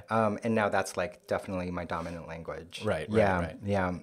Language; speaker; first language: English; non-native, fluent; Korean